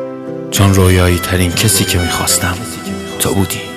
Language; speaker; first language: Persian; native; Persian